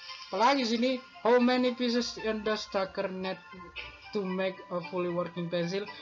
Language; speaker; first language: English; non-native, learner; Indonesian